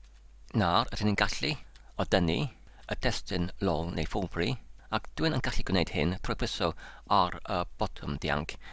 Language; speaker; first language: Welsh; non-native, local second language; English